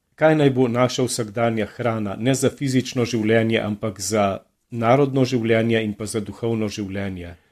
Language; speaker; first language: Slovenian; native; Slovenian